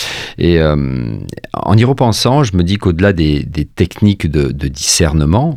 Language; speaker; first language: French; native; French